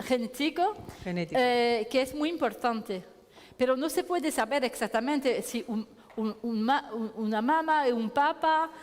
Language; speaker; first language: Spanish; non-native, learner; French